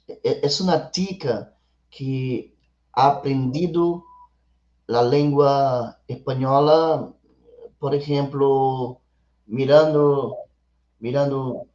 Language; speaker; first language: Spanish; non-native, learner; Portuguese